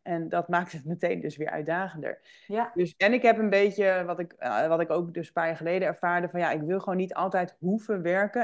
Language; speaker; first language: Dutch; native; Dutch